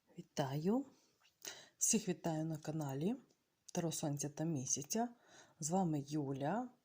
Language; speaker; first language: Ukrainian; native; Ukrainian